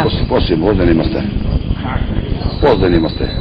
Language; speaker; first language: Greek; non-native, local second language; Macedonian